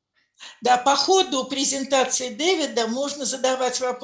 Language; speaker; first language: Russian; native; Russian